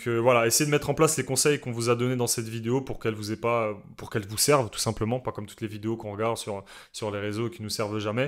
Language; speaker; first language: French; native; French